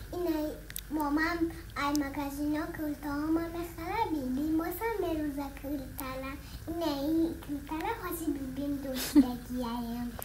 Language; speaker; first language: Tajik; native; Tajik